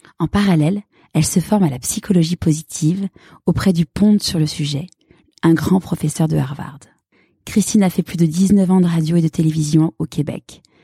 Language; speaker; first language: French; native; French